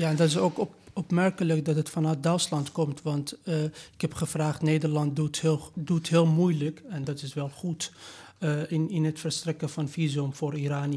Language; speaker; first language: Dutch; non-native, fluent; Persian